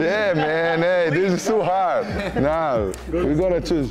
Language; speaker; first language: English; non-native, learner; Portuguese